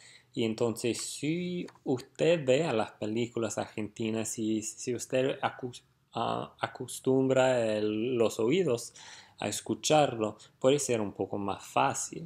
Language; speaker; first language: Spanish; non-native, fluent; English